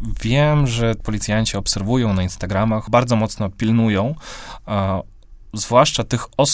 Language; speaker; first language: Polish; non-native, fluent; Russian